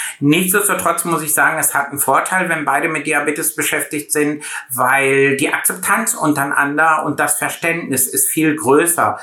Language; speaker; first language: German; native; German